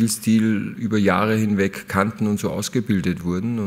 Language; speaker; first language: German; native; German